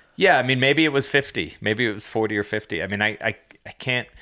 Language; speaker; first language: English; native; English